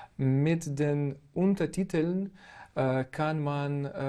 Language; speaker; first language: German; non-native, fluent; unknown